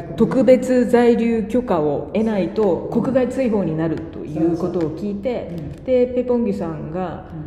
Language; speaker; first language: Japanese; native; Japanese